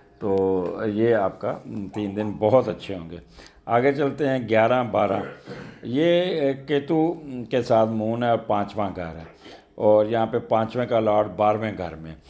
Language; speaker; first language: Urdu; native; Urdu